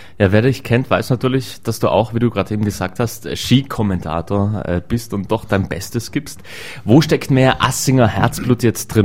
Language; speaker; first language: German; native; German